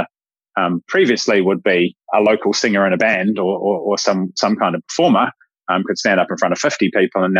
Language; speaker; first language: English; native; English